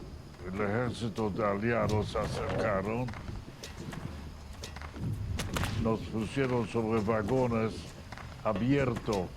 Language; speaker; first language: Spanish; non-native, fluent; Yiddish